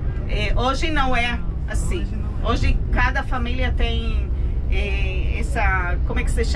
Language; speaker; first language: Portuguese; non-native, learner; Hebrew